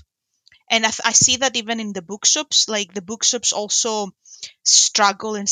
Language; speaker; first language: English; non-native, fluent; Greek